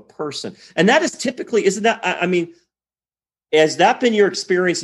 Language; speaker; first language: English; native; English